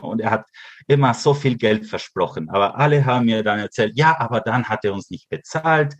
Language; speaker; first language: German; early bilingual, heritage; Spanish